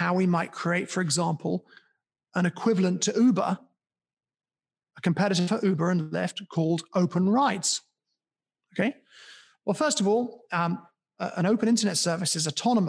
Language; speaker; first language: English; native; English